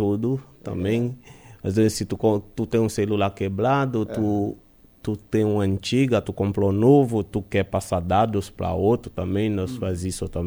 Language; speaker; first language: Portuguese; non-native, fluent; Haitian Creole